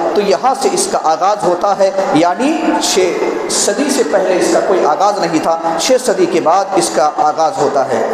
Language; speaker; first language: Urdu; native; Urdu